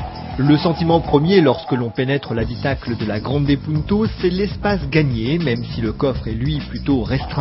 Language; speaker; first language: French; native; French